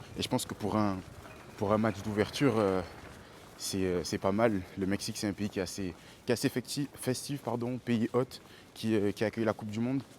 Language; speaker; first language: French; native; French